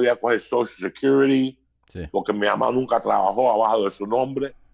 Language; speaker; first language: Spanish; early bilingual, heritage; Spanish